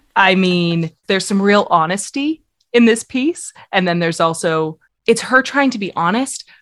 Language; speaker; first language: English; native; English